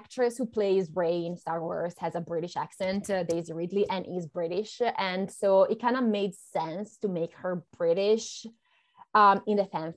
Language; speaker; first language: English; non-native, fluent; Italian